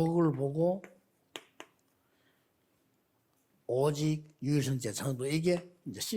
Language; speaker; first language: Korean; native; Korean